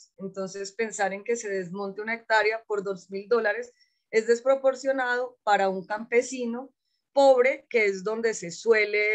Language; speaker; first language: Spanish; native; Spanish